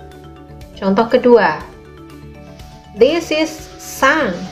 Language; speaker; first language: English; non-native, learner; Indonesian